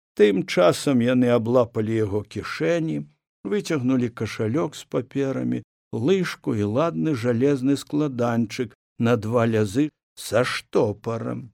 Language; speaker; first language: Belarusian; native; Belarusian